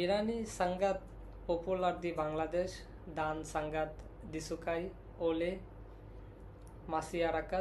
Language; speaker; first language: Indonesian; non-native, learner; Bangla